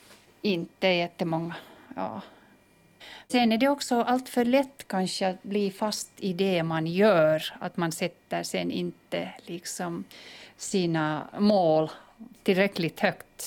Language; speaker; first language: Swedish; non-native, fluent; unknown